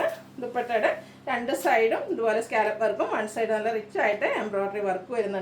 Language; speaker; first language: Malayalam; native; Malayalam